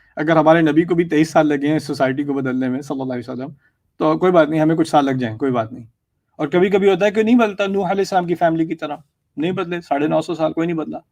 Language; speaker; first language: Urdu; early bilingual, heritage; Urdu